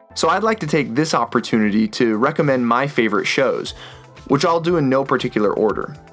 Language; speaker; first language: English; native; English